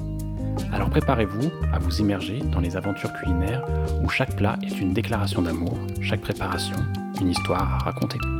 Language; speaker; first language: French; native; French